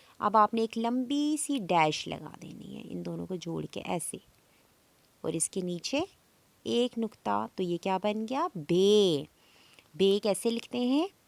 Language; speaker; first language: Urdu; native; Urdu